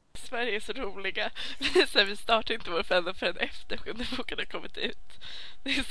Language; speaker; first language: Swedish; native; Swedish